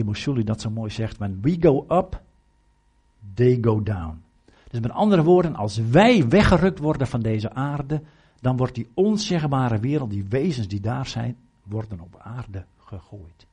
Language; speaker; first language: Dutch; native; Dutch